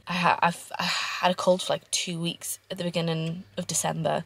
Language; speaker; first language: English; native; English